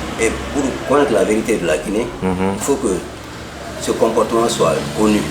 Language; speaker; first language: French; non-native, local second language; Mandingo